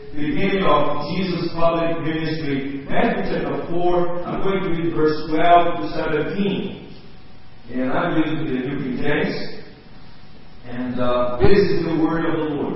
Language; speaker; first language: English; non-native, fluent; Portuguese